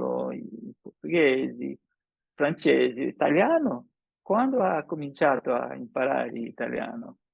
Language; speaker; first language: Italian; non-native, fluent; English